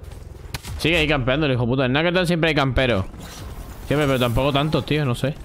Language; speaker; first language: Spanish; native; Spanish